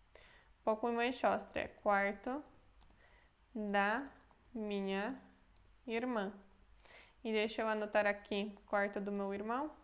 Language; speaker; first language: Portuguese; non-native, fluent; Polish